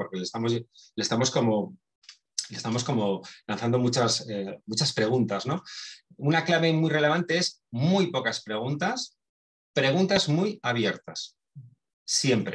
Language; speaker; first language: Spanish; native; Spanish